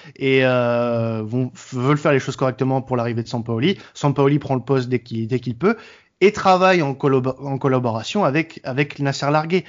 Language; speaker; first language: French; native; French